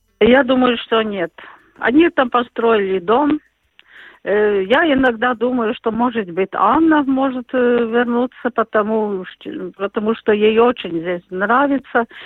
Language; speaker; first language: Russian; non-native, local second language; Latvian